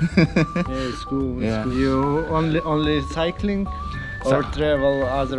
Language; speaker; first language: English; non-native, learner; Russian